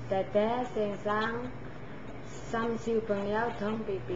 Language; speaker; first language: Cantonese; non-native, learner; Indonesian